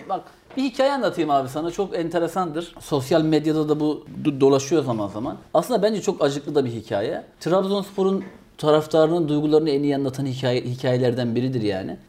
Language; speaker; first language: Turkish; native; Turkish